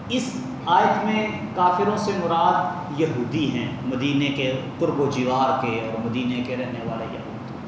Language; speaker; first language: Urdu; non-native, local second language; Punjabi